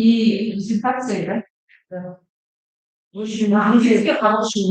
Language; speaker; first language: Russian; non-native, local second language; Kazakh